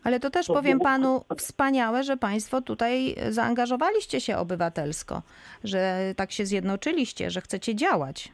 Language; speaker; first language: Polish; native; Polish